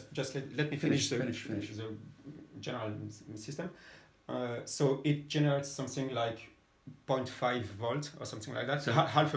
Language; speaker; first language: English; non-native, fluent; French